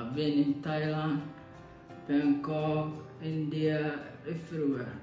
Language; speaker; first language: English; non-native, learner; Somali